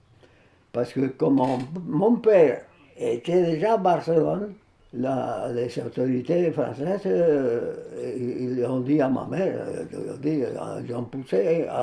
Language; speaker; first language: French; non-native, fluent; Spanish